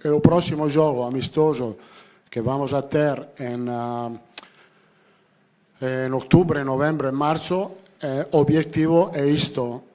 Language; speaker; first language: Portuguese; non-native, fluent; Italian